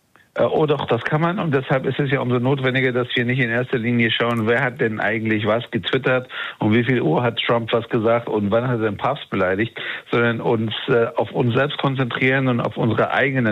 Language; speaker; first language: German; native; German